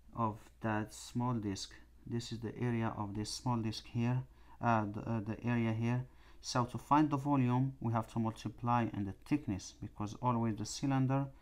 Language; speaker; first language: English; non-native, fluent; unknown